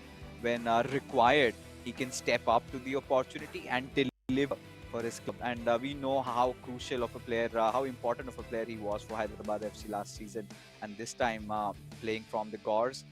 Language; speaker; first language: English; non-native, local second language; Hindi